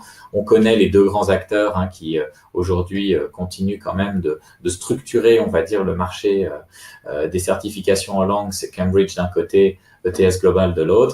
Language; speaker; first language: French; native; French